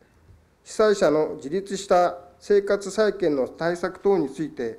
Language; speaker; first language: Japanese; native; Japanese